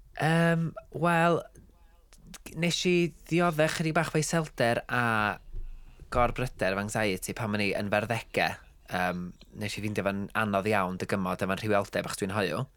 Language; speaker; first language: Welsh; native; Welsh